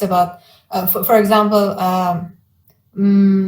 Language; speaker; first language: English; non-native, learner; Persian